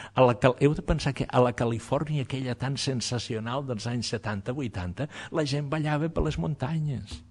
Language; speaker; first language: Catalan; native; Catalan